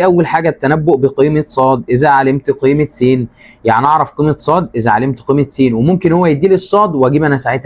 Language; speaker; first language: Arabic; native; Arabic